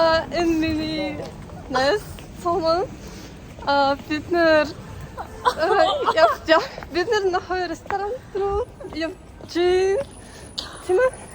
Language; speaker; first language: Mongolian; non-native, learner; Russian